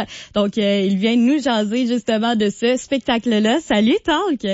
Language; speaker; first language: French; native; French